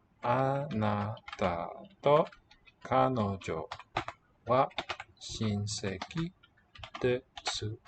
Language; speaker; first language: Japanese; non-native, learner; English